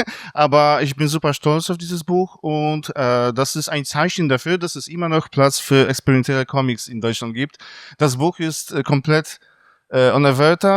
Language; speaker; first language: German; non-native, fluent; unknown